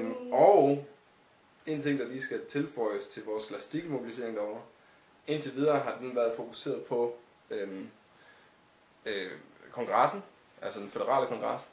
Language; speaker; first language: Danish; native; Danish